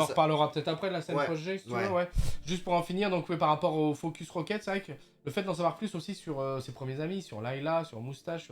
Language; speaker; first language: French; native; French